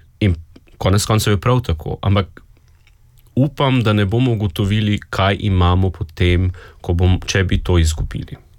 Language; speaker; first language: Slovenian; native; Slovenian